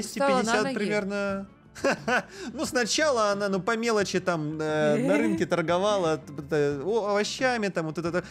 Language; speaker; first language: Russian; native; Russian